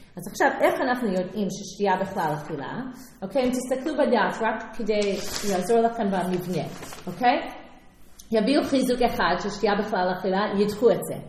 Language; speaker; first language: Hebrew; non-native, fluent; English